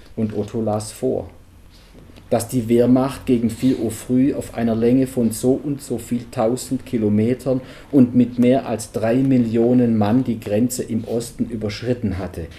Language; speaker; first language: German; native; German